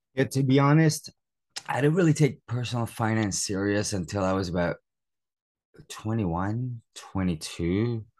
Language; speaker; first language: English; early bilingual, other home language; Spanish